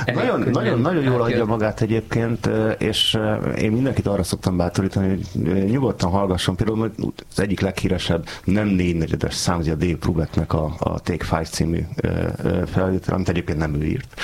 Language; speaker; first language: Hungarian; native; Hungarian